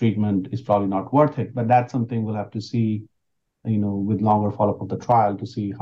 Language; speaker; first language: English; non-native, local second language; Hindi